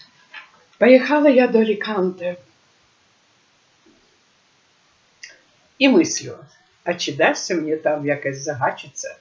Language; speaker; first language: Polish; non-native, learner; Ukrainian